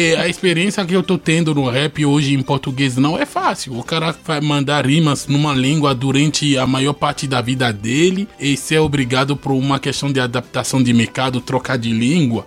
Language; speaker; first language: Portuguese; non-native, fluent; Fon